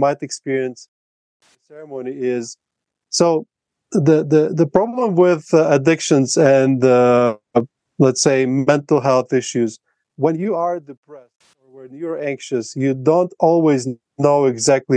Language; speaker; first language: English; non-native, fluent; Russian